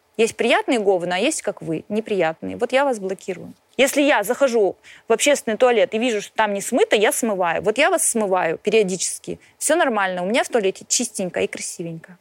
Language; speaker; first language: Russian; native; Russian